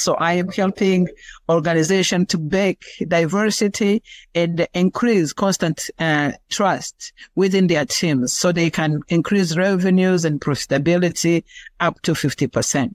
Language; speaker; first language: English; non-native, local second language; Kinyarwanda